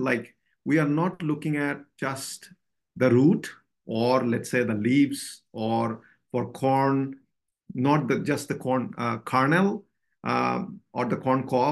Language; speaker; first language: English; non-native, local second language; Bangla